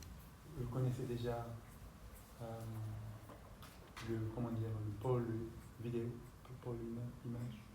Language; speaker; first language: French; non-native, fluent; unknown